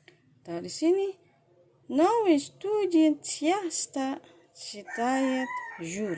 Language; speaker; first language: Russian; non-native, fluent; Indonesian